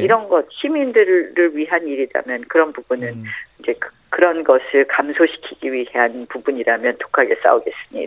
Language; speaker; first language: Korean; native; Korean